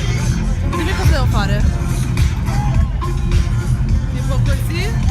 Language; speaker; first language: Italian; early bilingual, other home language; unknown